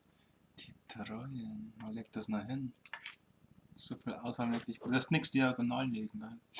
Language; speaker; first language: German; native; German